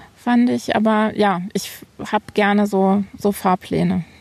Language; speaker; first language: German; native; German